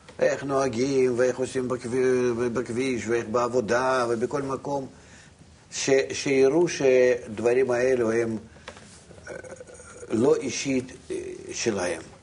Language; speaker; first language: Hebrew; non-native, fluent; Russian